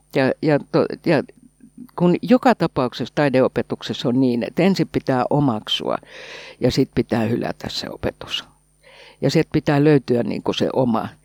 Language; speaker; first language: Finnish; native; Finnish